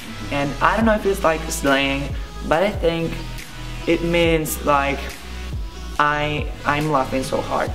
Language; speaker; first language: English; non-native, fluent; Italian